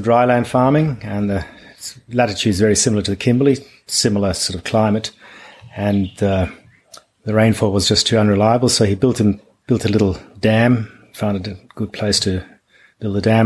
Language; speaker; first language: English; non-native, local second language; German